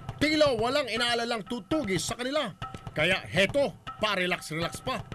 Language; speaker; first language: Filipino; native; Filipino